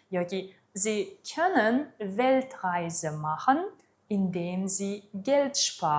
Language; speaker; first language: German; non-native, fluent; Uzbek